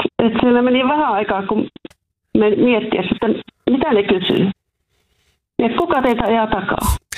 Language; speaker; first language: Finnish; native; Finnish